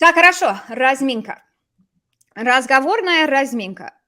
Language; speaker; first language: Russian; non-native, fluent; English